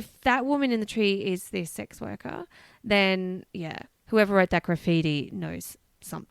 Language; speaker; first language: English; native; English